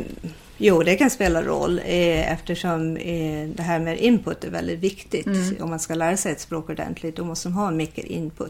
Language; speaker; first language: Swedish; non-native, fluent; English